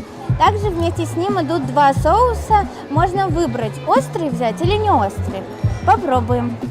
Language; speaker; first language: Russian; native; Russian